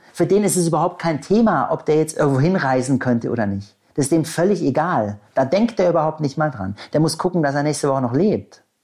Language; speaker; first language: German; native; German